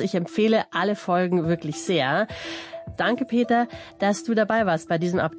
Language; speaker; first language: German; native; German